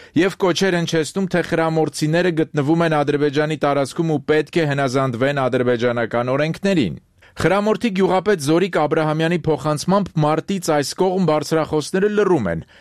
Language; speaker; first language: Armenian; native; Armenian